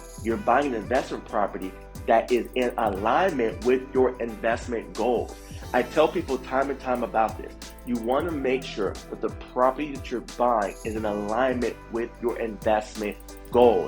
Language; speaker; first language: English; native; English